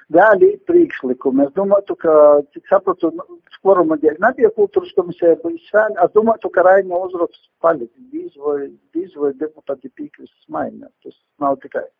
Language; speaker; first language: Latvian; native; Latvian